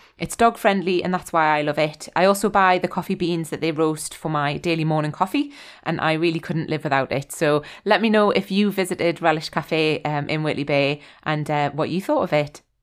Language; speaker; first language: English; native; English